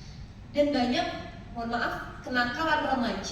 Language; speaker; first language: Indonesian; native; Indonesian